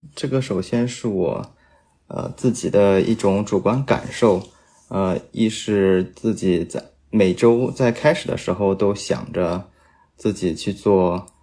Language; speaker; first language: Chinese; native; Chinese